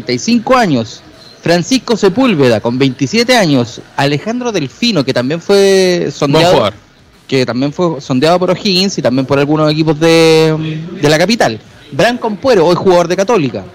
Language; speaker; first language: Spanish; native; Spanish